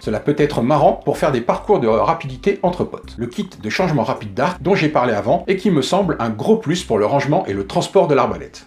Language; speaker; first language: French; native; French